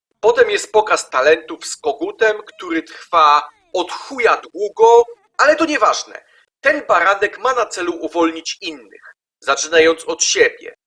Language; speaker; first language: Polish; native; Polish